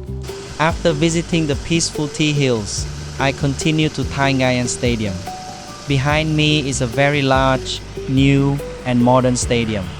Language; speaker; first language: English; non-native, fluent; Vietnamese